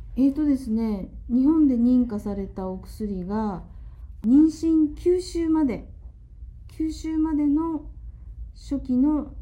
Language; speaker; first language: Japanese; native; Japanese